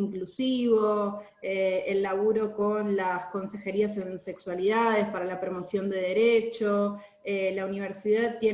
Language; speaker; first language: Spanish; native; Spanish